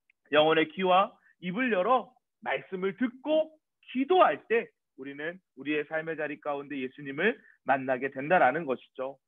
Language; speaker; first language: Korean; native; Korean